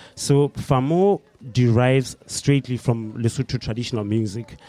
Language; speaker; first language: French; native; French